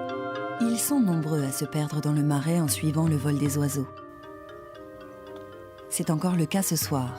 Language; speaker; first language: French; native; French